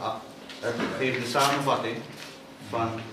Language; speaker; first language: Dutch; native; Dutch